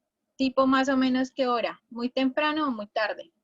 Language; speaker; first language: Spanish; native; Spanish